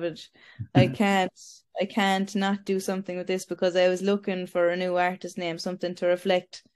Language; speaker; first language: English; native; English